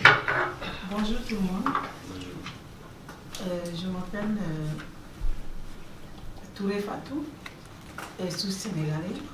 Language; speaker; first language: French; non-native, learner; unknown